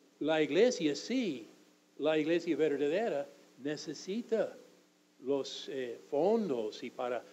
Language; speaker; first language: Spanish; non-native, fluent; English